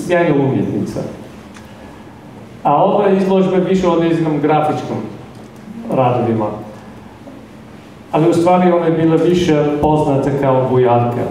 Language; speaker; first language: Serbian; non-native, fluent; English